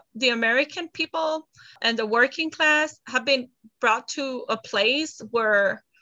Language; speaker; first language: English; non-native, fluent; Spanish